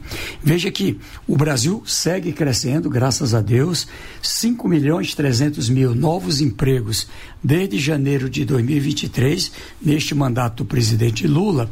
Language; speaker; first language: Portuguese; native; Portuguese